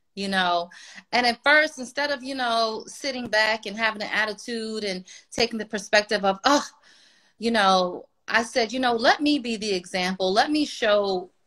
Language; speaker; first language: English; native; English